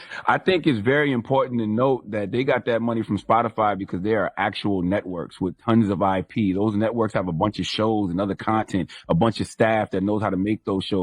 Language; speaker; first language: English; native; English